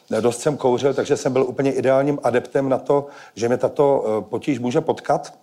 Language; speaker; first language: Czech; native; Czech